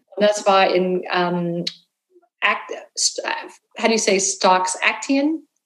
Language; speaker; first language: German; non-native, learner; English